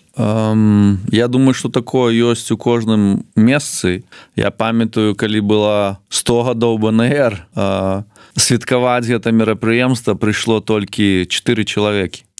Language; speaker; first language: Belarusian; non-native, local second language; Russian